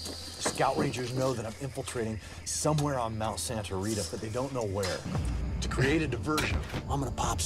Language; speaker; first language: English; native; English